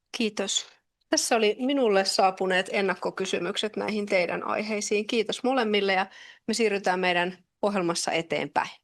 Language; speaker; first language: Finnish; native; Finnish